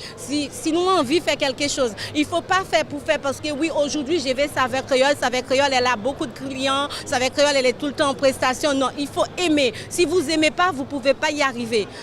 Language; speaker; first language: French; non-native, local second language; Haitian Creole